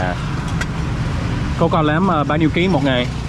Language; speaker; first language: Vietnamese; non-native, learner; English